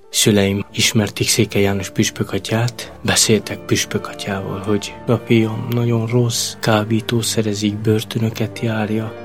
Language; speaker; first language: Hungarian; non-native, local second language; Romany